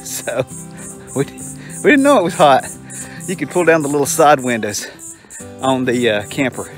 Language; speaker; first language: English; native; English